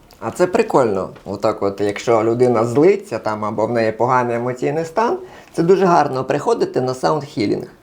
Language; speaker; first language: Ukrainian; non-native, local second language; Russian